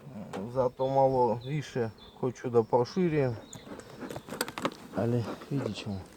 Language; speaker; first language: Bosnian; non-native, learner; Russian